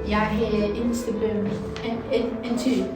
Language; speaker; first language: Danish; non-native, learner; Icelandic